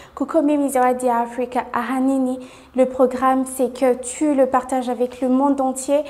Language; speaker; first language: French; non-native, local second language; Rundi